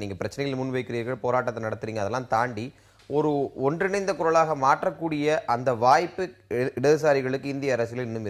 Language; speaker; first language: Tamil; native; Tamil